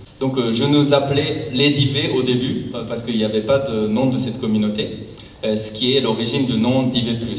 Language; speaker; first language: French; non-native, fluent; Japanese